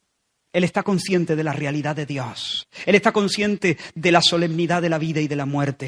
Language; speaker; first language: Spanish; native; Spanish